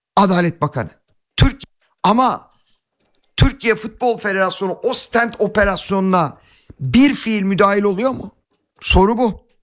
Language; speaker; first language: Turkish; native; Turkish